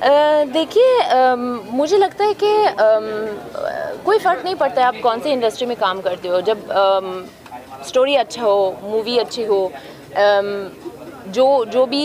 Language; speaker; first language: Hindi; non-native, fluent; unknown